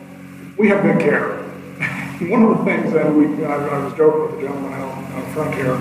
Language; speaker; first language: English; native; English